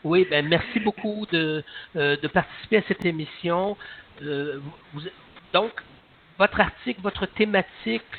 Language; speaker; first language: French; native; French